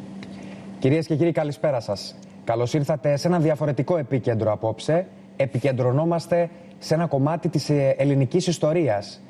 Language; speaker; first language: Greek; native; Greek